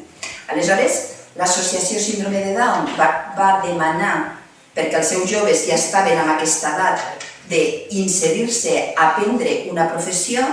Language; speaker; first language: Catalan; native; Catalan